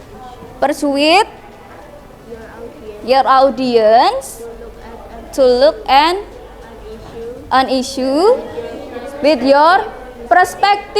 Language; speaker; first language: English; non-native, learner; Indonesian